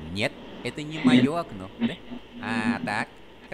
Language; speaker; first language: Russian; non-native, fluent; Vietnamese